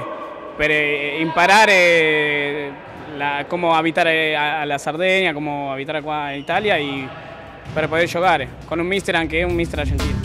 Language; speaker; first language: Italian; non-native, learner; Spanish